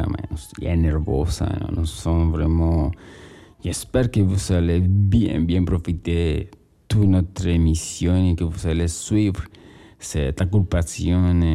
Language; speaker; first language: French; non-native, learner; Spanish